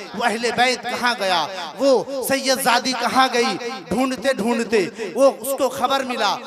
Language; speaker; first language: Urdu; non-native, local second language; Bangla